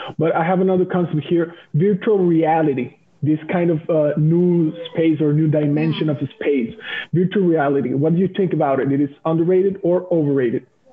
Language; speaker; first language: English; non-native, fluent; Spanish